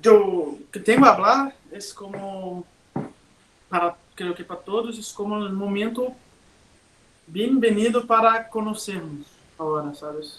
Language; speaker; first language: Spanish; non-native, learner; Portuguese